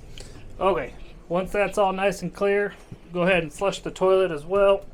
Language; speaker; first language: English; native; English